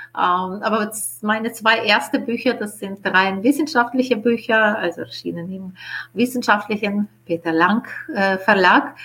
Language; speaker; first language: German; non-native, fluent; Ukrainian